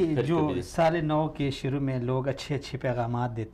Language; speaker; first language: Urdu; native; Urdu